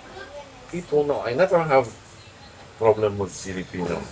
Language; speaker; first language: English; non-native, learner; Polish